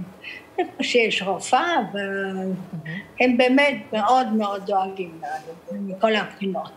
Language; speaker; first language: Hebrew; early bilingual, other home language; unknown